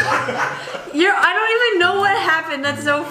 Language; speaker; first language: English; native; English